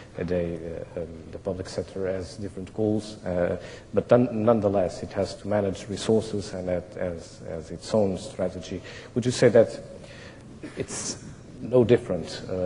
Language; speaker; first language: English; non-native, fluent; Portuguese